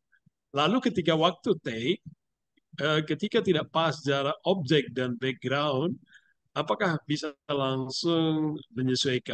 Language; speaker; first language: Indonesian; native; Indonesian